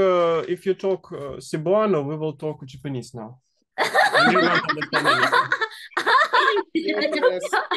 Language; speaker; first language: English; non-native, fluent; Russian